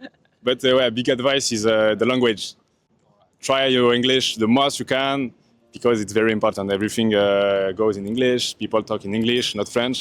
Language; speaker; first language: English; non-native, learner; French